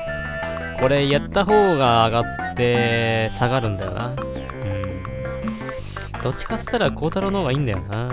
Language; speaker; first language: Japanese; native; Japanese